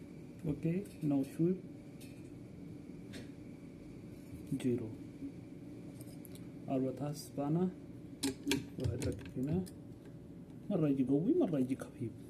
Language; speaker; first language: Arabic; non-native, learner; Hindi